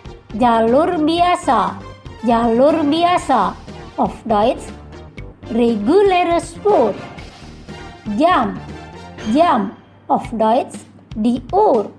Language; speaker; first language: German; non-native, learner; Indonesian